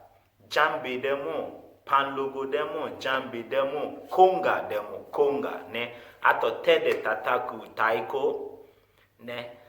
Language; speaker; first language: Japanese; non-native, fluent; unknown